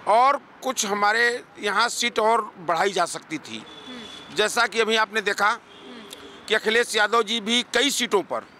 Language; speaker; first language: Hindi; native; Hindi